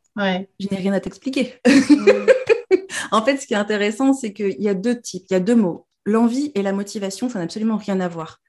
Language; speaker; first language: French; native; French